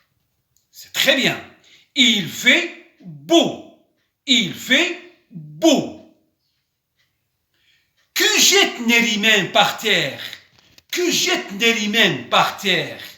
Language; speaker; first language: French; non-native, local second language; Arabic